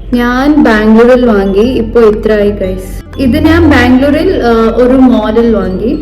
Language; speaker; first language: Malayalam; non-native, fluent; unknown